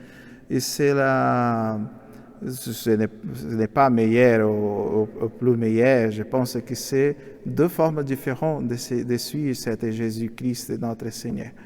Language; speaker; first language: French; non-native, learner; Portuguese